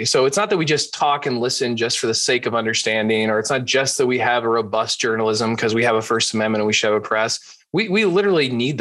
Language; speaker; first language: English; native; English